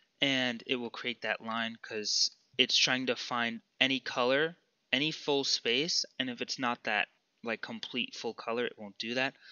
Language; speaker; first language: English; native; English